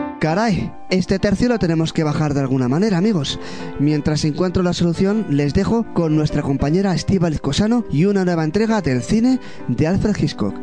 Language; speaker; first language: Spanish; native; Spanish